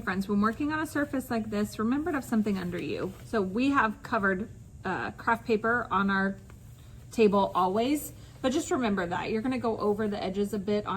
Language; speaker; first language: English; native; English